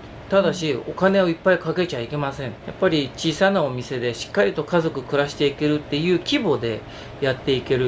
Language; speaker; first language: Japanese; native; Japanese